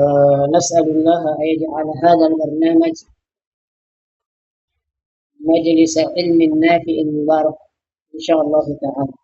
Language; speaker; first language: Arabic; non-native, fluent; Indonesian